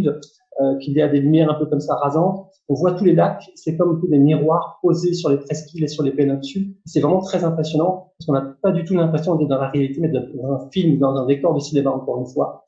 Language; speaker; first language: French; native; French